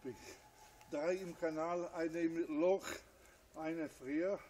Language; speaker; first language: German; non-native, learner; Croatian